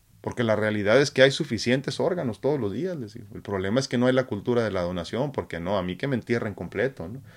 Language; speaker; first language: Spanish; native; Spanish